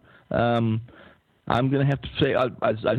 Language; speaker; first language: English; native; English